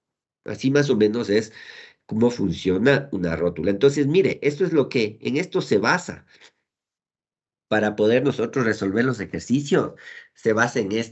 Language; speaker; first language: Spanish; native; Spanish